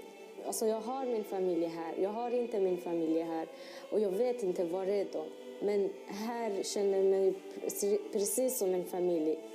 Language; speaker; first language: Swedish; non-native, learner; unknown